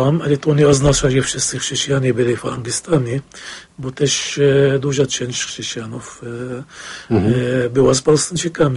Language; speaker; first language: Polish; non-native, fluent; Arabic